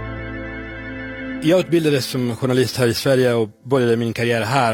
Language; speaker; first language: Swedish; non-native, fluent; Italian